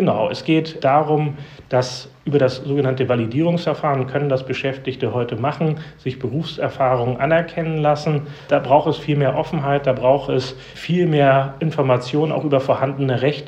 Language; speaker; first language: German; native; German